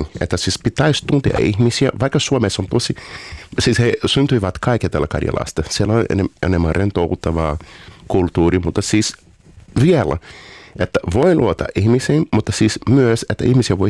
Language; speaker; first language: Finnish; non-native, fluent; Portuguese